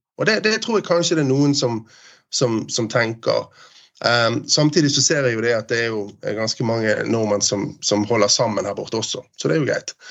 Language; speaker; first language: Norwegian; native; Norwegian